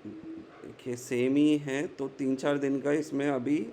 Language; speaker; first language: Hindi; native; Hindi